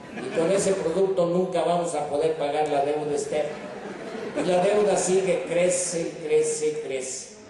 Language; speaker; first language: Spanish; native; Spanish